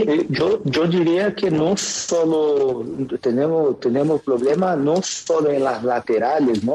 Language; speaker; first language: Spanish; non-native, fluent; Portuguese